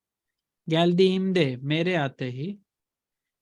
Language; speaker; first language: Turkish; non-native, fluent; Urdu